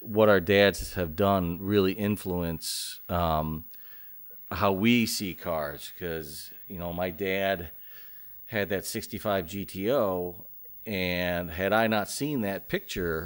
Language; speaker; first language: English; native; English